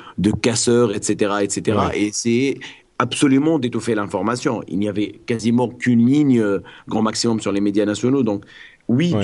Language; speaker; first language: French; non-native, local second language; Arabic